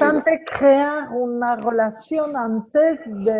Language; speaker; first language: Spanish; non-native, fluent; French